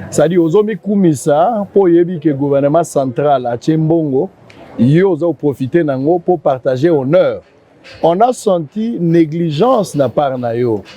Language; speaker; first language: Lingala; native; Lingala